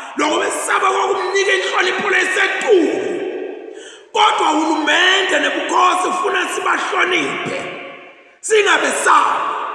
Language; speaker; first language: Zulu; non-native, local second language; Swati